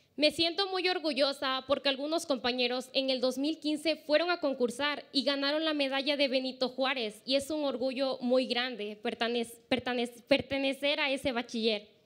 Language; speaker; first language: Spanish; early bilingual, heritage; Spanish